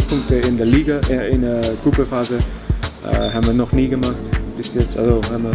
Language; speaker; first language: German; non-native, learner; English